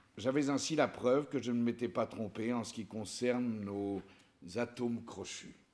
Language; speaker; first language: French; native; French